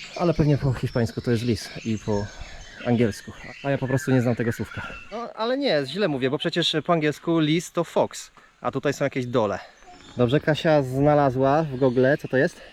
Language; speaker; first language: Polish; native; Polish